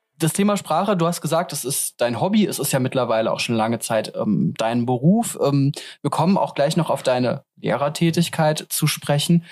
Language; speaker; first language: German; native; German